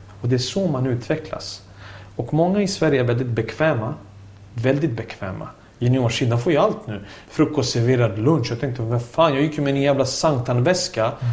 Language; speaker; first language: Swedish; early bilingual, other home language; Serbian